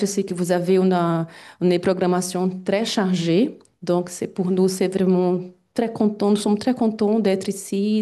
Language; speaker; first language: French; non-native, fluent; Portuguese